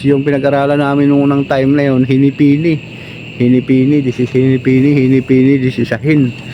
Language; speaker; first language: Filipino; non-native, local second language; Cebuano